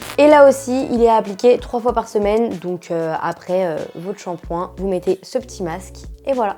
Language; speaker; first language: French; native; French